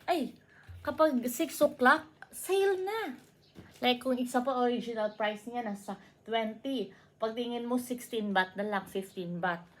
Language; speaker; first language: Filipino; non-native, local second language; Cebuano